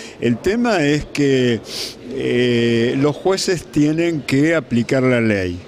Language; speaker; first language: Spanish; native; Spanish